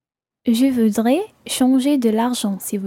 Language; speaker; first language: French; non-native, learner; English